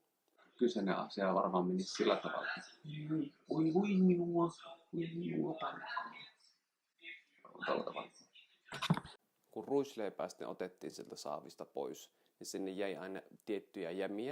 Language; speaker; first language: Finnish; native; Finnish